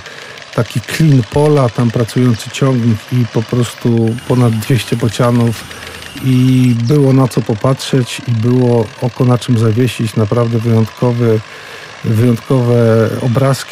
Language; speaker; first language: Polish; native; Polish